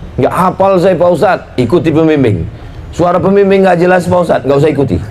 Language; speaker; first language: Indonesian; native; Indonesian